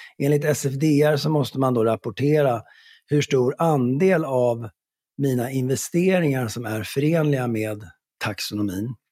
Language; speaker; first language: Swedish; native; Swedish